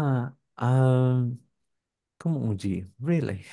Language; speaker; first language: French; non-native, learner; Spanish